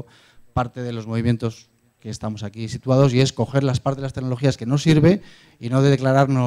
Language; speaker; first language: Spanish; native; Spanish